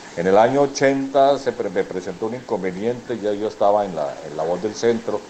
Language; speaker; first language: Spanish; native; Spanish